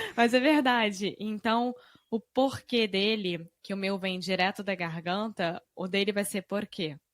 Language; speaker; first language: Portuguese; native; Portuguese